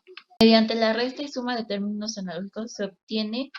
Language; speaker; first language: Spanish; native; Spanish